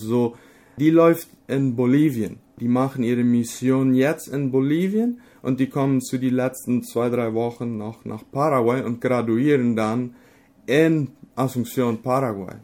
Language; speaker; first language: German; non-native, local second language; Low German